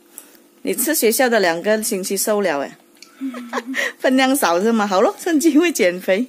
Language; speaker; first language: Chinese; native; Chinese